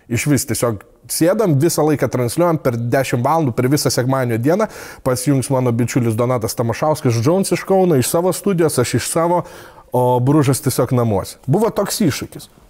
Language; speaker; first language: Lithuanian; native; Lithuanian